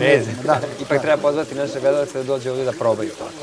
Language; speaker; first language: Bosnian; native; Bosnian